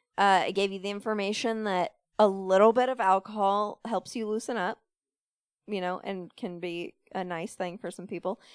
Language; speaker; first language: English; native; English